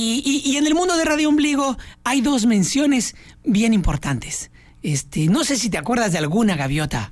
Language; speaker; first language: Spanish; native; Spanish